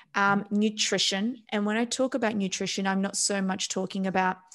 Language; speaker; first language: English; native; English